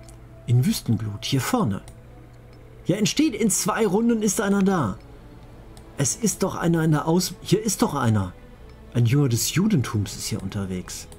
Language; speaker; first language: German; native; German